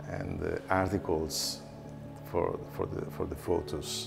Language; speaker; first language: English; non-native, learner; Italian